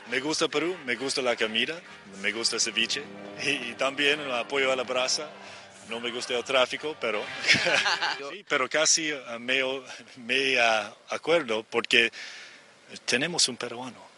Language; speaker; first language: Spanish; non-native, fluent; English